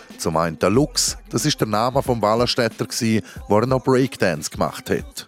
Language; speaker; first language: German; native; German